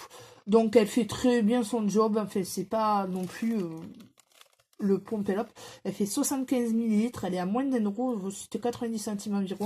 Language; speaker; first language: French; native; French